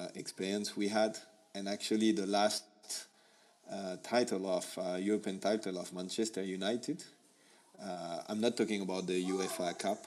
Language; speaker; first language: English; non-native, fluent; French